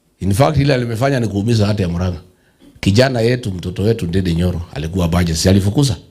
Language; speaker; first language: Swahili; non-native, local second language; Kikuyu